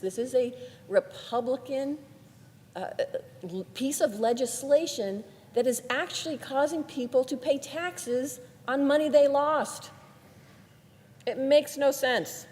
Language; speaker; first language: English; native; English